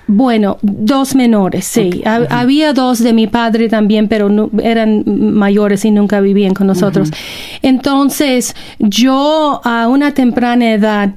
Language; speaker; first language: Spanish; non-native, fluent; English